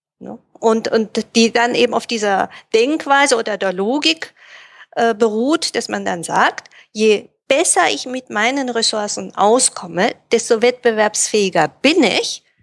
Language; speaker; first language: German; native; German